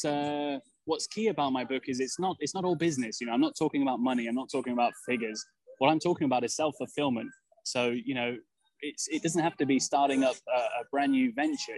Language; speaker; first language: English; native; English